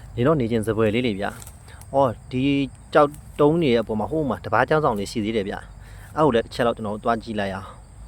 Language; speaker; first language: Burmese; non-native, local second language; Shan